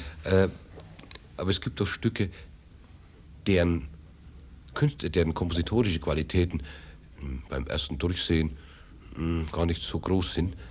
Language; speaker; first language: German; native; German